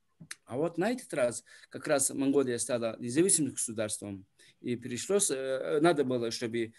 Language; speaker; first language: Russian; non-native, fluent; Mongolian